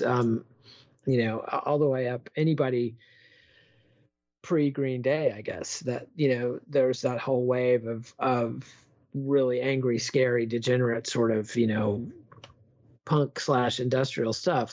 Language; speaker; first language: English; native; English